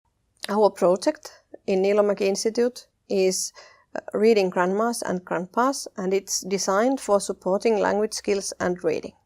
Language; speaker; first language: English; non-native, fluent; Finnish